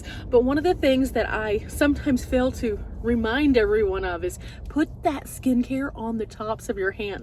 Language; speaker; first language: English; native; English